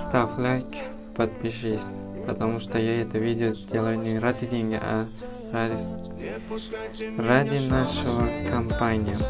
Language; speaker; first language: Russian; non-native, fluent; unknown